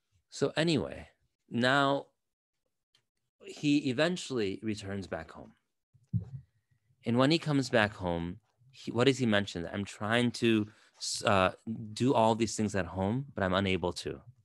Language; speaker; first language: English; native; English